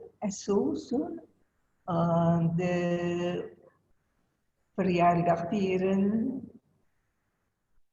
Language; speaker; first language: Dutch; non-native, learner; Indonesian